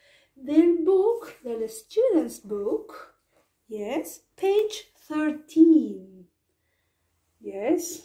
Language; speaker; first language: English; non-native, fluent; Spanish